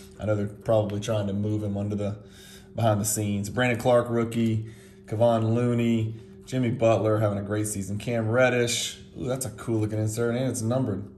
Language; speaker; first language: English; native; English